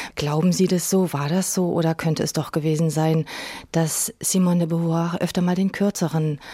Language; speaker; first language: German; native; German